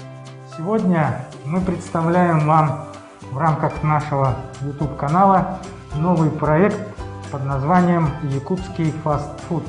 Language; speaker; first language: Russian; native; Russian